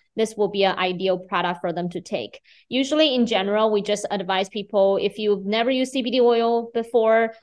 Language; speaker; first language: English; non-native, fluent; Chinese